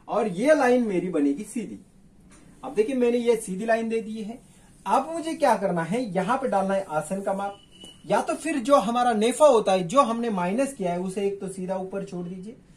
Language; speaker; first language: Hindi; non-native, local second language; Marathi